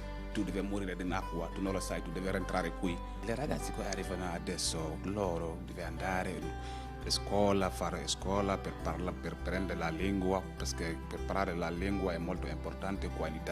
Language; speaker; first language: Italian; non-native, learner; Wolof